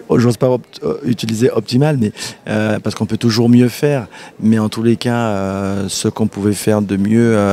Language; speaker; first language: French; early bilingual, heritage; French